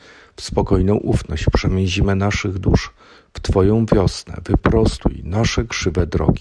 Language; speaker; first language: Polish; native; Polish